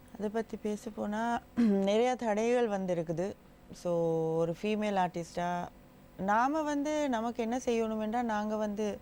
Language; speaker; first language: Tamil; non-native, local second language; Gujarati